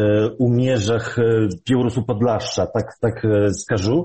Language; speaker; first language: Belarusian; early bilingual, heritage; Polish